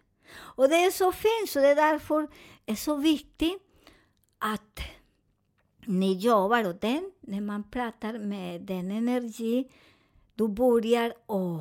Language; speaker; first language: Swedish; non-native, fluent; Spanish